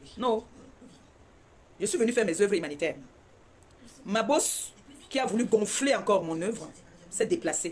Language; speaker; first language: French; native; French